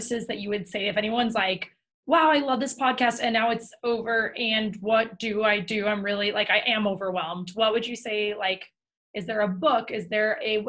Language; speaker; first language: English; native; English